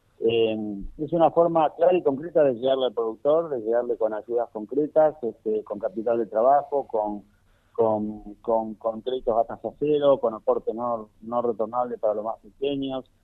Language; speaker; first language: Spanish; native; Spanish